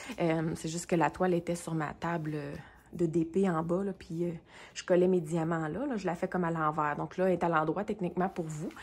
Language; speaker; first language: French; native; French